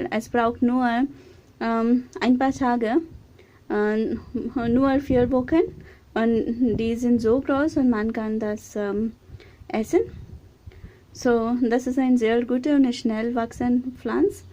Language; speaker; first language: German; non-native, learner; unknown